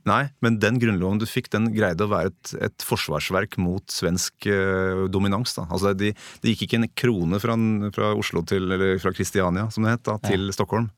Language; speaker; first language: Norwegian; native; Norwegian